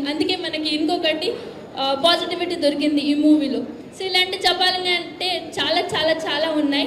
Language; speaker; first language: Telugu; non-native, learner; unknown